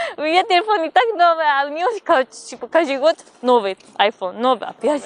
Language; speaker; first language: Russian; non-native, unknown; Japanese